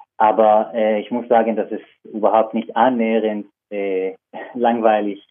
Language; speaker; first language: German; non-native, fluent; Hebrew